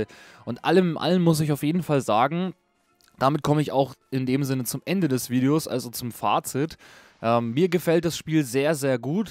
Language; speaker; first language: German; native; German